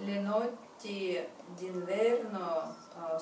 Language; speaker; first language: Italian; non-native, learner; Russian